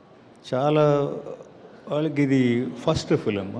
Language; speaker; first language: Telugu; non-native, learner; Tamil